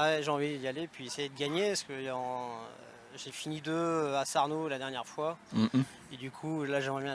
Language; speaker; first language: French; native; French